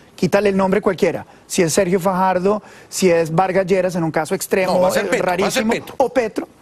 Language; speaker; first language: Spanish; native; Spanish